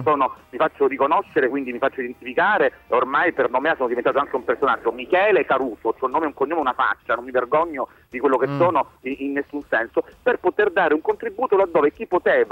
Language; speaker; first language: Italian; native; Italian